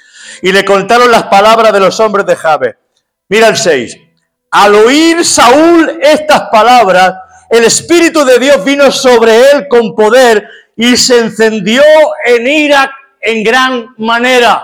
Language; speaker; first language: Spanish; native; Spanish